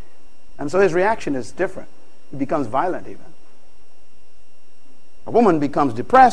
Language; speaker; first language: English; native; English